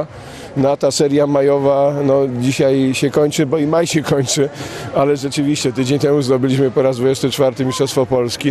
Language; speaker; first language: Polish; native; Polish